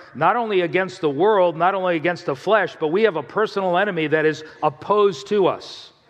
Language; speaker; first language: English; native; English